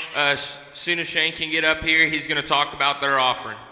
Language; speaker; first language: English; native; English